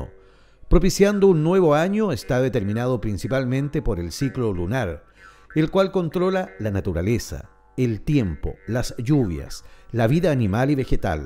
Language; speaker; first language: Spanish; native; Spanish